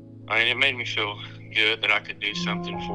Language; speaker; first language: English; native; English